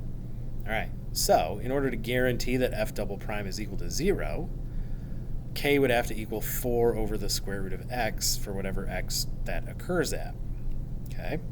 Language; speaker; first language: English; native; English